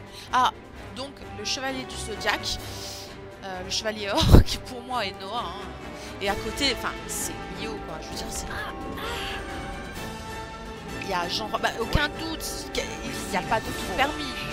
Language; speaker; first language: French; native; French